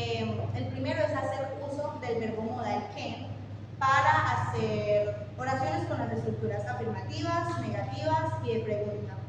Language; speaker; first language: Spanish; non-native, fluent; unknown